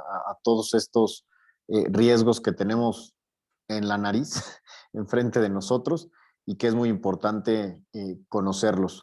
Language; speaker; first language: Spanish; native; Spanish